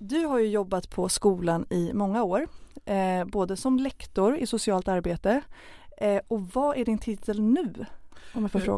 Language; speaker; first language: Swedish; native; Swedish